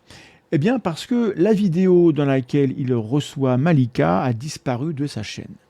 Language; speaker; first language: French; native; French